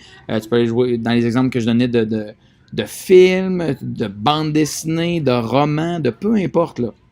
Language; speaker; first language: French; native; French